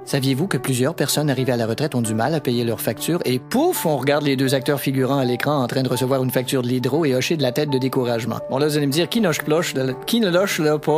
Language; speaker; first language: French; native; French